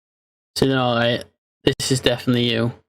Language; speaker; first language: English; native; English